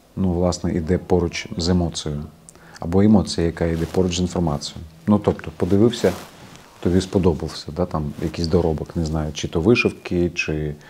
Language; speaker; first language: Ukrainian; non-native, local second language; Crimean Tatar